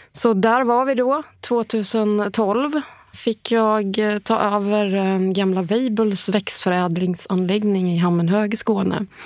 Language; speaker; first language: Swedish; early bilingual, heritage; Swedish